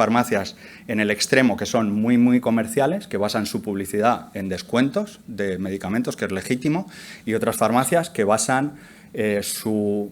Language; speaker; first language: Spanish; native; Spanish